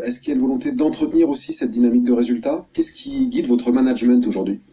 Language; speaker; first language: French; native; French